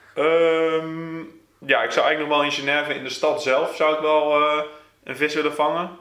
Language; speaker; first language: Dutch; native; Dutch